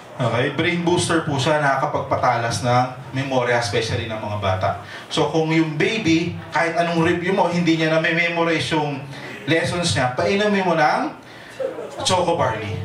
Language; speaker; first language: Filipino; native; Filipino